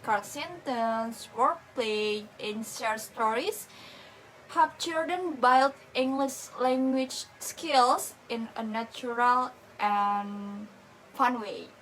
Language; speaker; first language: English; non-native, learner; Indonesian